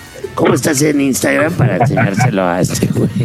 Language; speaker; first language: Spanish; native; Spanish